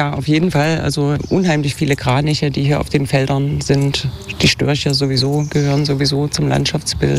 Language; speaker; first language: German; native; German